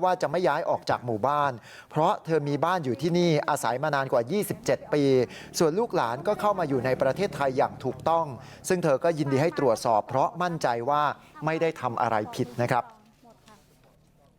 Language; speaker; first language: Thai; native; Thai